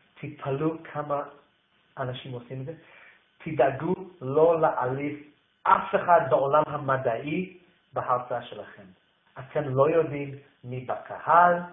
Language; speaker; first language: Hebrew; non-native, fluent; English